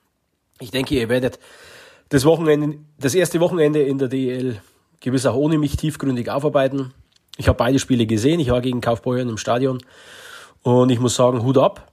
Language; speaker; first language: German; native; German